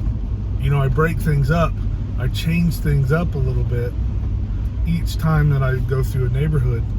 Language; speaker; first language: English; native; English